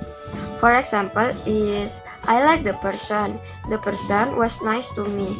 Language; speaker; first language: English; non-native, learner; Indonesian